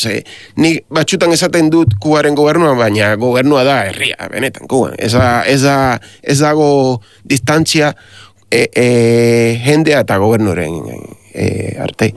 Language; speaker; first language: Basque; non-native, learner; Spanish